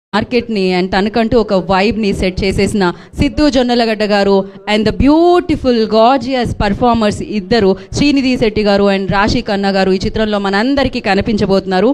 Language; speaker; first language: Telugu; native; Telugu